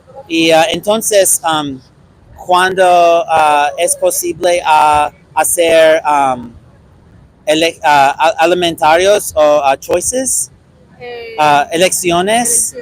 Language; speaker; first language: Spanish; non-native, learner; English